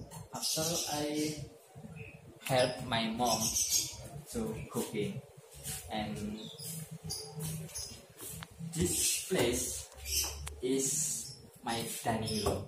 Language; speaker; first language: English; non-native, learner; Indonesian